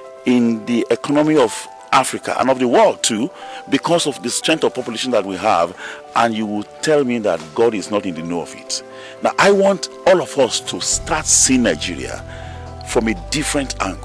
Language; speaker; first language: English; non-native, local second language; Yoruba